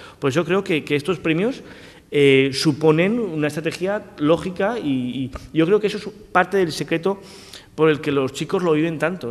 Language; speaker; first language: Spanish; native; Spanish